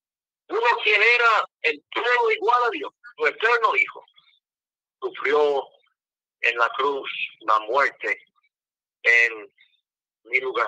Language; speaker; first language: Spanish; non-native, fluent; English